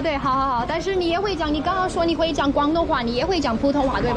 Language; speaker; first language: Chinese; non-native, learner; English